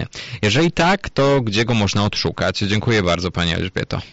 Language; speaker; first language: Polish; native; Polish